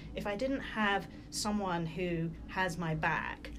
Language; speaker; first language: English; early bilingual, other home language; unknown